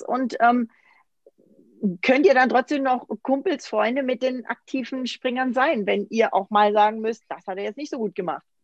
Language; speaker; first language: German; native; German